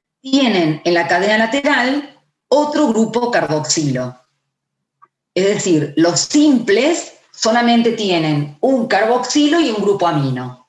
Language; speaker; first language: Spanish; native; Spanish